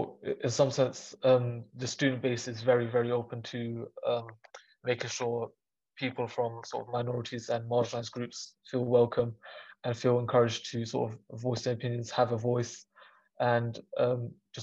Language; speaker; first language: English; native; English